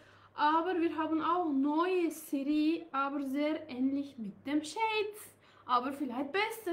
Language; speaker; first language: German; non-native, learner; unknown